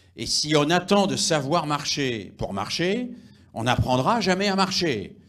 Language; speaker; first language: French; native; French